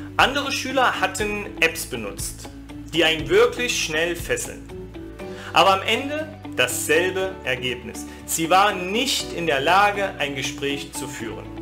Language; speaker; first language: German; native; German